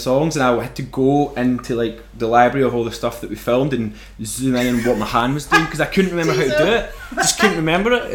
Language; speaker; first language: English; native; English